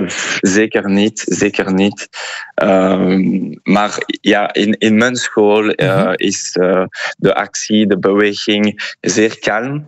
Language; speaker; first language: Dutch; non-native, fluent; French